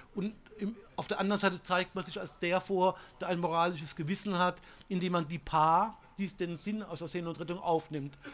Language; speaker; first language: German; non-native, fluent; Italian